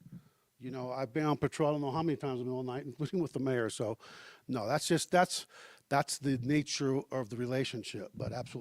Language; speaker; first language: English; early bilingual, heritage; Spanish